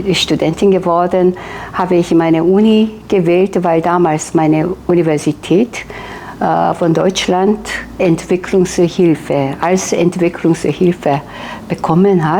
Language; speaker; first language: German; non-native, fluent; Korean